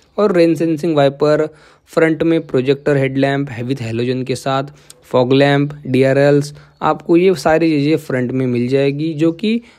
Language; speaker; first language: Hindi; non-native, local second language; Marathi